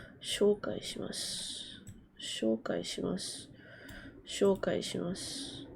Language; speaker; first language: Japanese; non-native, learner; English